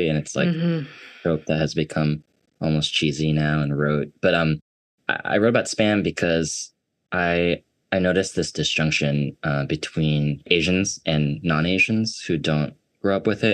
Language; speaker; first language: English; native; English